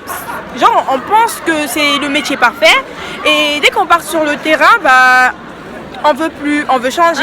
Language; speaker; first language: French; native; French